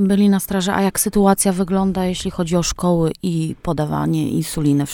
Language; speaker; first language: Polish; native; Polish